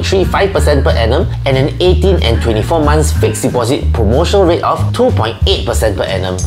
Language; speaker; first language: English; native; English